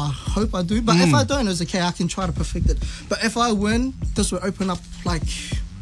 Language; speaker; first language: English; native; English